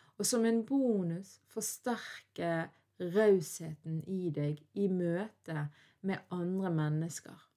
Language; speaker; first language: Norwegian; early bilingual, other home language; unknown